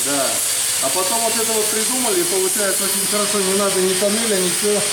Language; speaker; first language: Russian; native; Russian